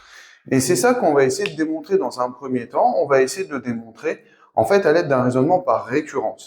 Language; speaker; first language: French; native; French